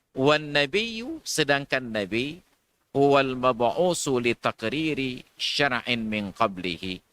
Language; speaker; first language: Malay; non-native, local second language; Achinese